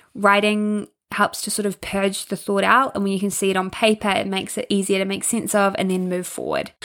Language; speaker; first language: English; native; English